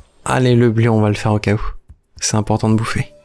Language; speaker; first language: French; native; French